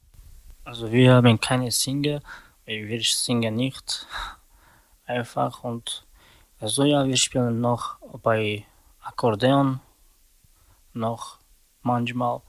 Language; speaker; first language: German; non-native, learner; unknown